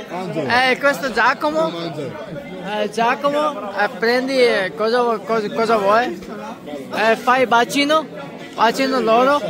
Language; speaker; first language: Italian; non-native, learner; Hindi